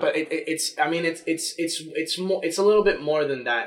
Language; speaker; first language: English; non-native, local second language; Spanish